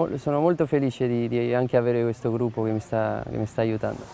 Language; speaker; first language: Italian; non-native, fluent; Spanish